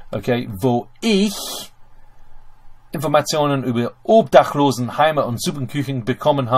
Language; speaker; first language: German; non-native, fluent; English